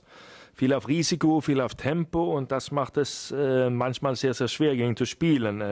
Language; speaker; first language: German; non-native, fluent; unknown